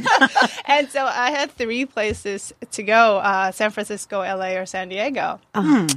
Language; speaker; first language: English; non-native, fluent; Japanese